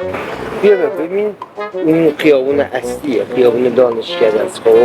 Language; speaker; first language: Persian; native; Persian